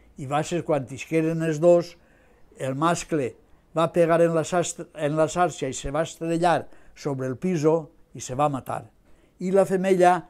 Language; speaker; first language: Catalan; native; Catalan